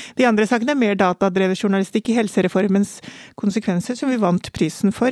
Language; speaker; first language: Norwegian; native; Norwegian